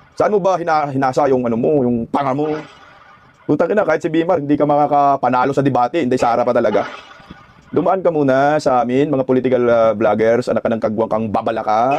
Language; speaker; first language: Filipino; non-native, local second language; Cebuano